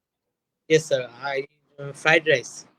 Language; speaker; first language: English; non-native, learner; Bangla